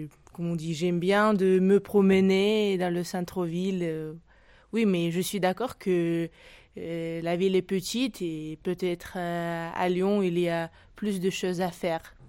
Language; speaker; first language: French; non-native, learner; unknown